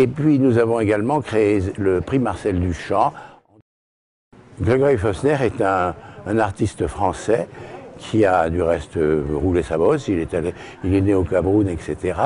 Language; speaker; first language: French; native; French